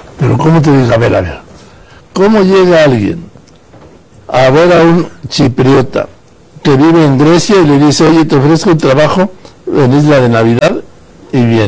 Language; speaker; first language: Spanish; native; Spanish